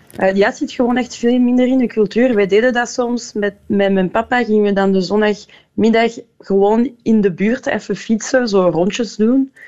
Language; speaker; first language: Dutch; non-native, local second language; French